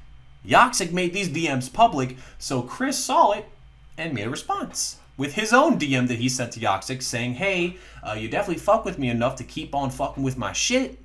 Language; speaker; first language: English; native; English